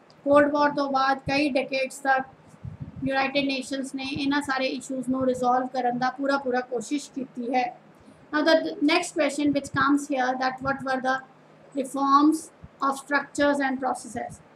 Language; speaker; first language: English; non-native, local second language; Punjabi